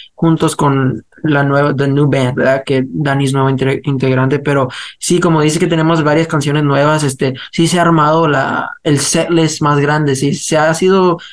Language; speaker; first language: Spanish; early bilingual, heritage; Spanish